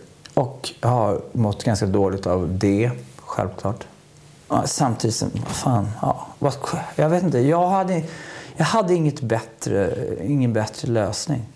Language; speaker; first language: Swedish; native; Swedish